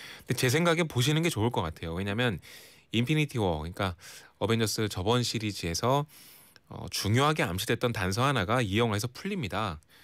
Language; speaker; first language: Korean; native; Korean